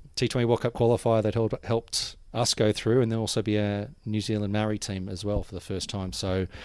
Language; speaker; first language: English; native; English